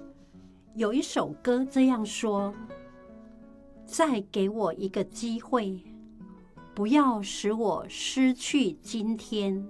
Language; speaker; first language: Chinese; native; Chinese